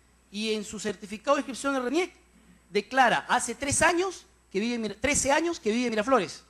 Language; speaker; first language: Spanish; native; Spanish